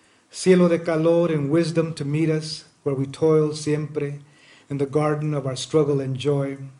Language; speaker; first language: English; native; English